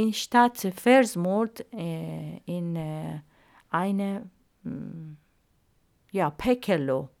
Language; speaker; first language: German; non-native, learner; Arabic